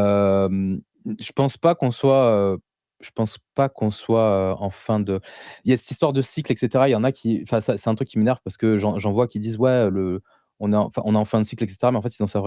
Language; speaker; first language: French; native; French